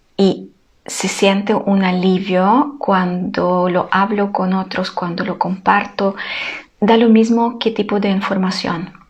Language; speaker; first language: Spanish; non-native, fluent; Ukrainian